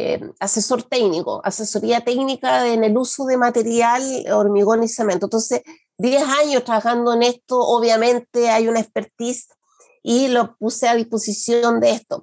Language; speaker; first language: Spanish; native; Spanish